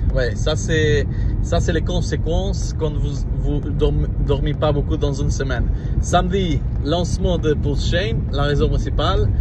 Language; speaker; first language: French; non-native, learner; Portuguese